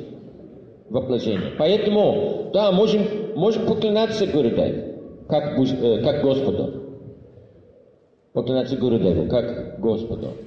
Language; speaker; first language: Russian; non-native, fluent; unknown